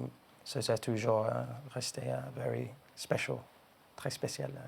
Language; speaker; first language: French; non-native, learner; English